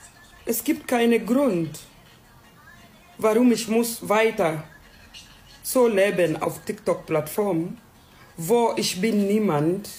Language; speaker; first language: German; non-native, learner; Swahili